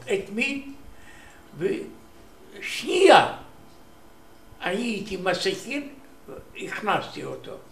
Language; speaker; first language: Hebrew; non-native, learner; Romanian